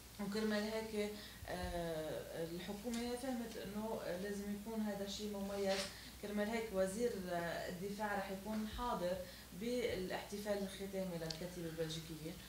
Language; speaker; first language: Arabic; native; Arabic